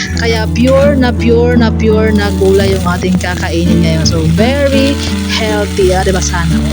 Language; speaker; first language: Filipino; non-native, local second language; Cebuano